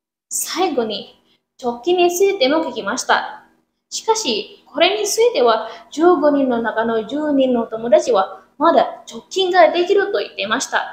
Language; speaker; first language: Japanese; non-native, learner; Indonesian